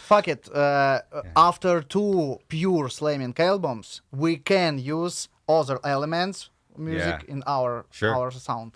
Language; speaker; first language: English; non-native, learner; Russian